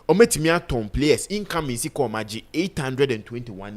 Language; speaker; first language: English; non-native, local second language; Akan